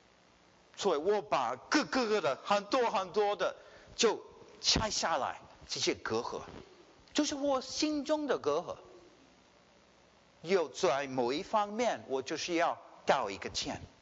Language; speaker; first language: Chinese; early bilingual, heritage; Chinese